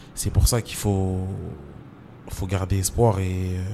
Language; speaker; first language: French; native; French